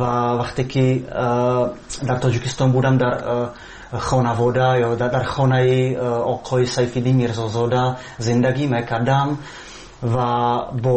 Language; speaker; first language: Persian; non-native, fluent; Czech